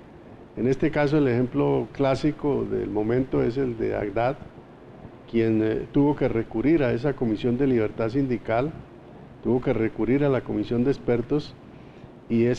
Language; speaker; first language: Spanish; native; Spanish